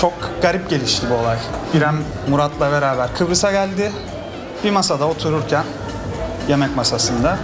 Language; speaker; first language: Turkish; native; Turkish